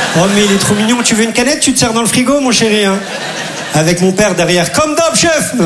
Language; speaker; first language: French; early bilingual, other home language; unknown